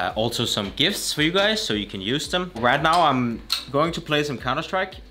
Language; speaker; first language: English; non-native, fluent; Danish